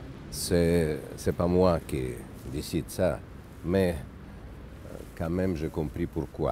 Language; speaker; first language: French; non-native, learner; Russian